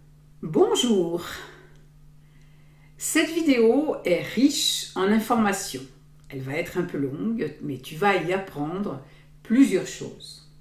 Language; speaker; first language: French; native; French